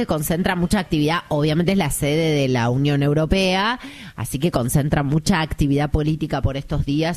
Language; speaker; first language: Spanish; native; Spanish